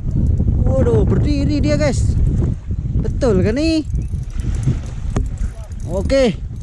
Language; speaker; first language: Malay; native; Malay